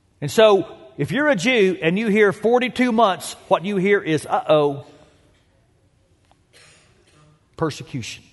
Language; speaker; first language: English; native; English